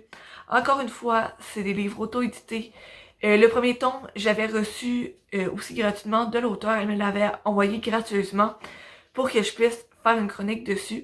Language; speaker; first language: French; native; French